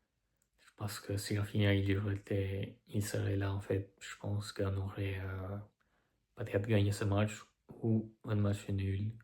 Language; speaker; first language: French; non-native, fluent; Albanian